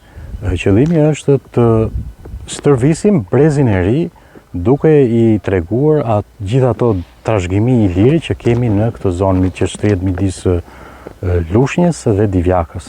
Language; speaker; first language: Albanian; native; Albanian